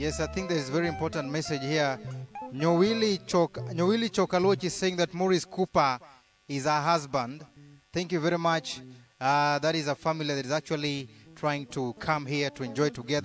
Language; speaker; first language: English; non-native, local second language; Luo (Kenya and Tanzania)